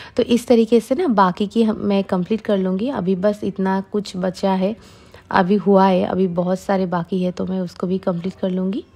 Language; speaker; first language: Hindi; non-native, local second language; Bangla